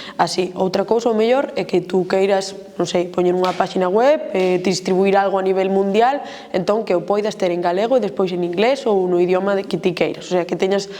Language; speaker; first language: Galician; non-native, local second language; Spanish